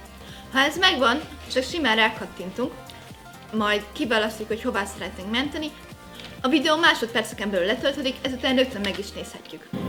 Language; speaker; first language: Hungarian; native; Hungarian